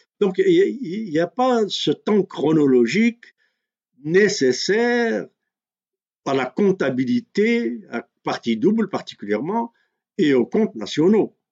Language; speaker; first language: French; non-native, local second language; Kabyle